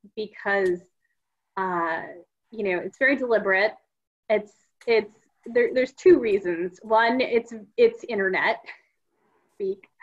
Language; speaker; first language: English; native; English